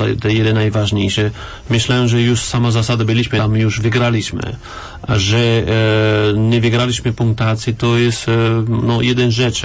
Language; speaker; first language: Polish; non-native, learner; French